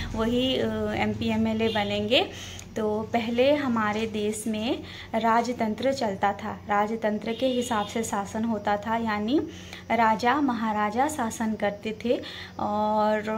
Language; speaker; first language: Hindi; native; Hindi